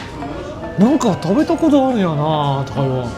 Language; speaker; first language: Japanese; non-native, fluent; Chinese